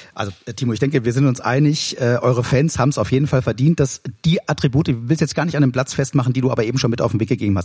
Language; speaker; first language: German; native; German